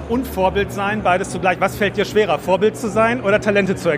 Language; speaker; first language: German; native; German